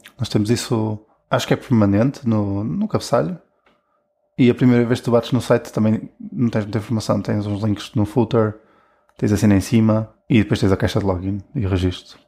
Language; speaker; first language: Portuguese; native; Portuguese